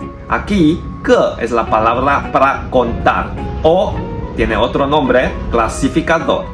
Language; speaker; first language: Spanish; non-native, fluent; Chinese